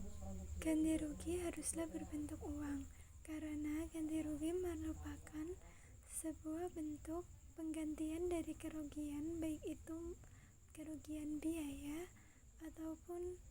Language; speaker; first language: Indonesian; native; Indonesian